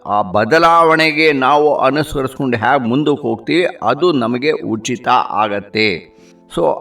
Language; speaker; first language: Kannada; non-native, local second language; Tamil